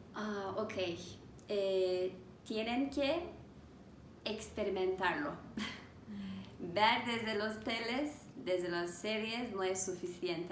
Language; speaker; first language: Spanish; non-native, learner; Turkish